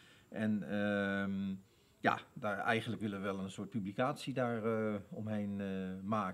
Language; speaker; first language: Dutch; native; Dutch